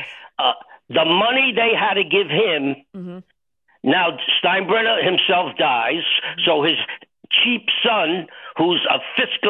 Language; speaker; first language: English; native; English